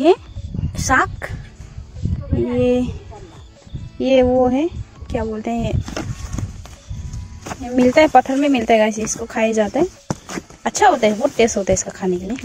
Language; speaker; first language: Hindi; non-native, local second language; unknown